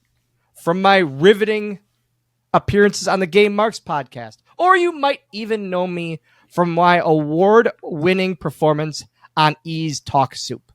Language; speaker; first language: English; native; English